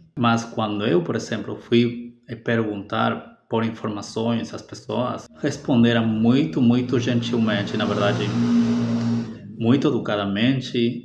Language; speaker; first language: Portuguese; non-native, fluent; Spanish